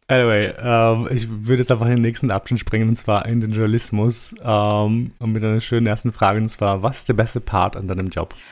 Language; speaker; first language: German; early bilingual, other home language; Albanian